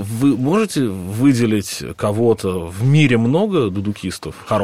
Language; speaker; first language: Russian; native; Russian